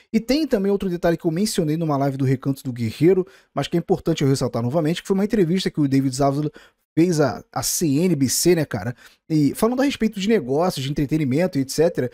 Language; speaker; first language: Portuguese; native; Portuguese